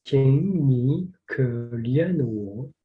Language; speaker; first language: Chinese; non-native, learner; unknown